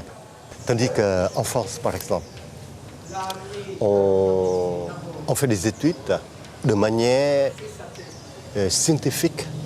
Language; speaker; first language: French; non-native, fluent; Vietnamese